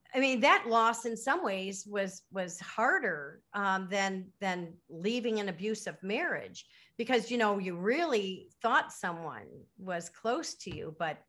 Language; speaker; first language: English; native; English